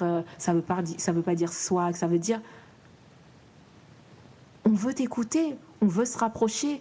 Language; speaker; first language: French; native; French